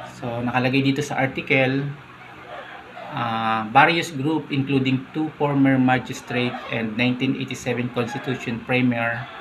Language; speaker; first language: English; non-native, local second language; Filipino